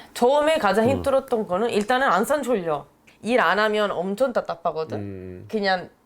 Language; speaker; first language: Korean; non-native, fluent; Italian